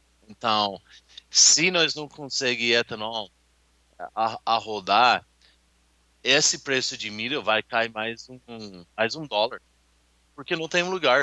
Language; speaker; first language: Portuguese; non-native, learner; English